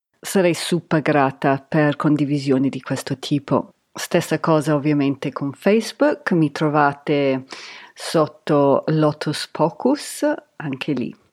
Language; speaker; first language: Italian; non-native, fluent; English